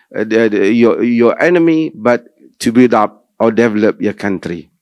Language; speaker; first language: English; non-native, local second language; Malay